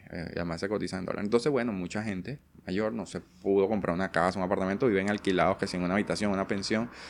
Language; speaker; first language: Spanish; native; Spanish